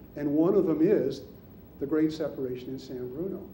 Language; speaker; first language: English; native; English